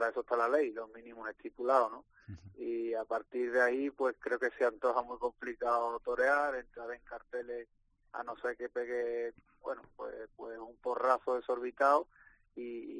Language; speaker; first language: Spanish; native; Spanish